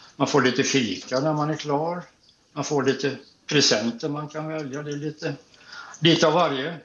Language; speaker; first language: Swedish; native; Swedish